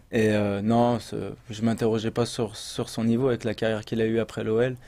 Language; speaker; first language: French; native; French